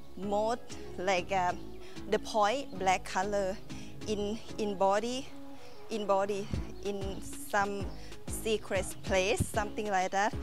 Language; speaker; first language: English; non-native, learner; Thai